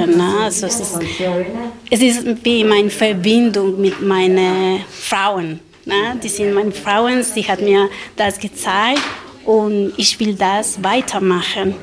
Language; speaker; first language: German; non-native, learner; Spanish